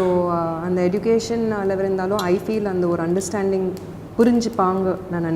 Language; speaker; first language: Tamil; non-native, local second language; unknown